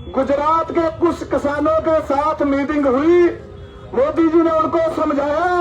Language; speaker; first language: Hindi; native; Hindi